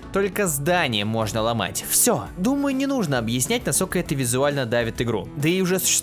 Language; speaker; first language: Russian; native; Russian